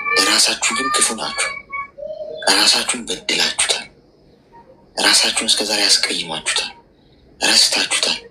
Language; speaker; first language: Amharic; native; Amharic